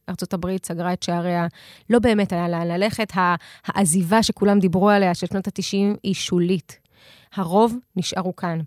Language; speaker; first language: Hebrew; early bilingual, other home language; Russian